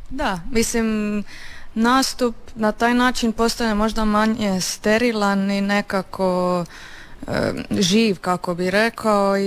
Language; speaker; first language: Serbian; native; Serbian